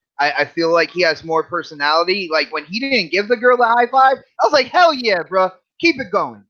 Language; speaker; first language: English; native; English